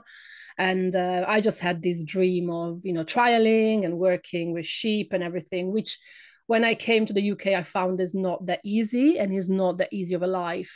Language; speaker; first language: English; non-native, fluent; Italian